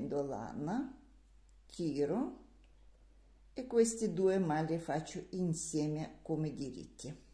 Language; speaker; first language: Italian; non-native, learner; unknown